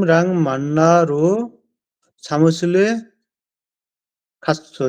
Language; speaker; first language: Korean; non-native, learner; Bangla